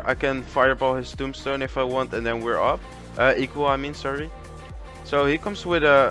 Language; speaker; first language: English; non-native, fluent; Dutch